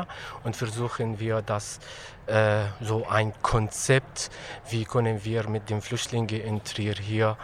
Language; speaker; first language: German; non-native, fluent; Arabic